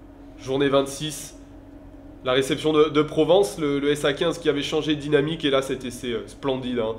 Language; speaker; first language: French; native; French